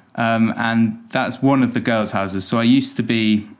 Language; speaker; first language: English; native; English